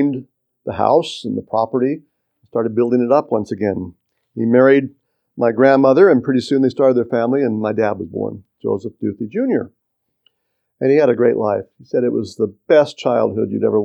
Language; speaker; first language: English; native; English